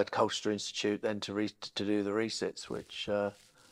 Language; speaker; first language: English; native; English